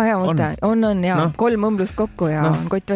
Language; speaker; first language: Estonian; native; Estonian